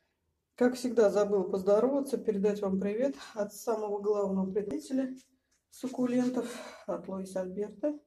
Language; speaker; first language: Russian; native; Russian